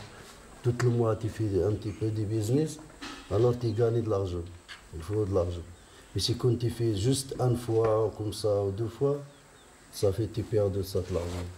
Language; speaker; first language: French; non-native, local second language; Arabic